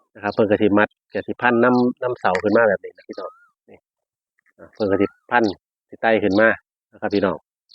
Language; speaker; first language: Thai; native; Thai